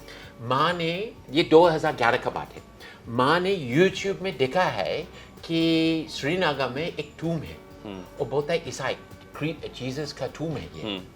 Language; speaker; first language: Hindi; non-native, fluent; English